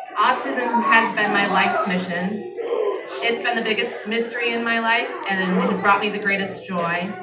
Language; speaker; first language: English; native; English